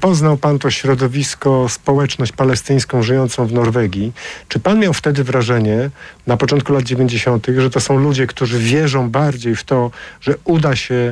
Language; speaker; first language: Polish; native; Polish